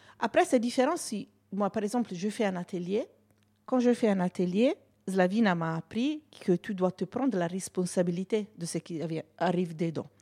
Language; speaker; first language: French; non-native, fluent; Italian